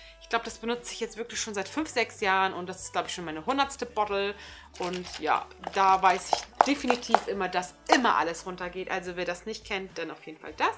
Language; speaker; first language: German; early bilingual, other home language; Turkish